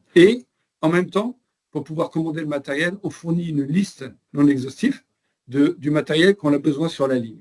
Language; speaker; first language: French; native; French